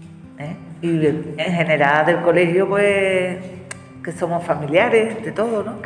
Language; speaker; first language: Spanish; native; Spanish